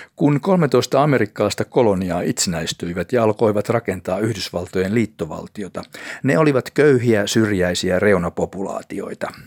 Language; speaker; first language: Finnish; native; Finnish